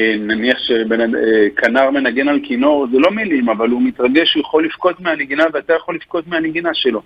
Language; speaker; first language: Hebrew; native; Hebrew